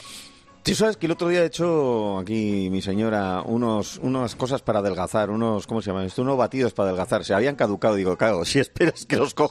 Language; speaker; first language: Spanish; native; Spanish